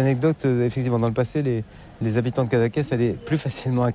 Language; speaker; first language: French; native; French